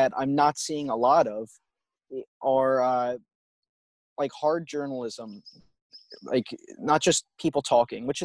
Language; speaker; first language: English; native; English